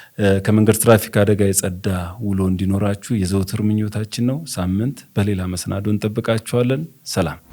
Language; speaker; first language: Amharic; native; Amharic